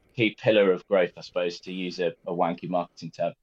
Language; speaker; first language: English; native; English